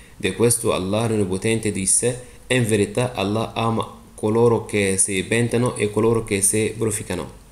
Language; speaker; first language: Italian; non-native, fluent; Arabic